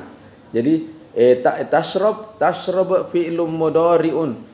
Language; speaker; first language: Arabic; non-native, fluent; Indonesian